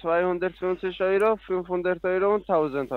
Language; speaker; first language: German; non-native, learner; Italian